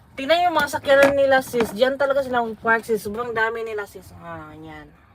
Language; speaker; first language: Filipino; non-native, local second language; Waray